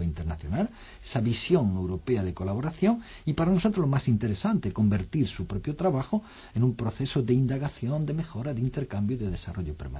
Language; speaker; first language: Spanish; native; Spanish